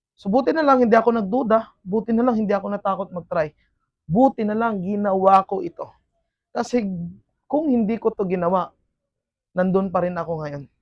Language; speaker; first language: Filipino; non-native, local second language; Iloko